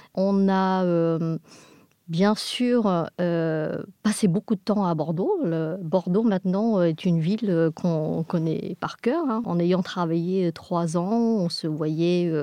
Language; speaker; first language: French; non-native, fluent; English